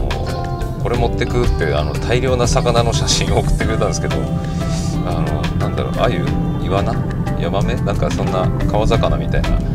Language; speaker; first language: Japanese; native; Japanese